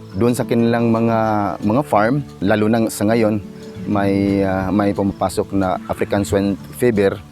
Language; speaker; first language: Filipino; non-native, local second language; Waray